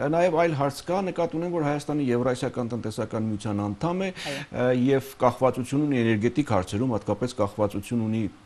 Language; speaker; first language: Armenian; native; Armenian